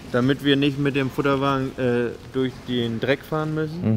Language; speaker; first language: German; native; German